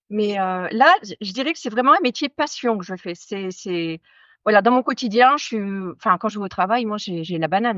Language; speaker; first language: French; native; French